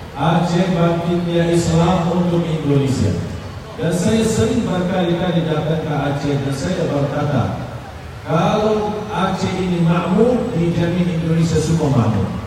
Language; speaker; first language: Indonesian; non-native, fluent; Arabic